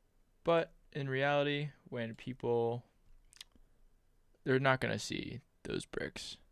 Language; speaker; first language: English; native; English